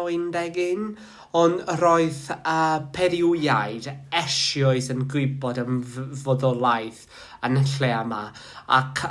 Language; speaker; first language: Welsh; non-native, learner; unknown